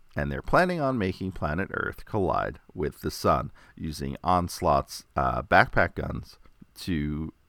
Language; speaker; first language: English; native; English